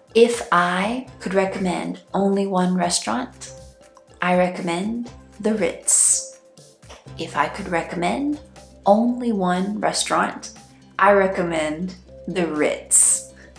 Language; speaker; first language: English; native; English